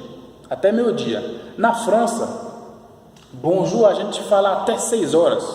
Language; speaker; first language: Portuguese; non-native, fluent; Haitian Creole